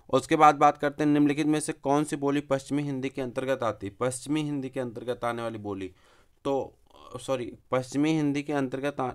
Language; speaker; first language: Hindi; native; Hindi